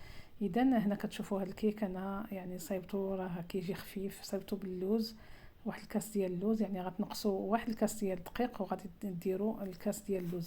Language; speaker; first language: Arabic; native; Arabic